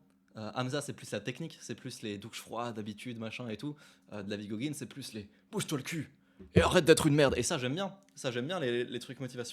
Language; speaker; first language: French; native; French